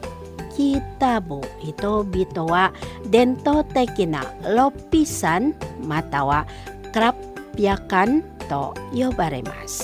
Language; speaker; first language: Japanese; non-native, fluent; Indonesian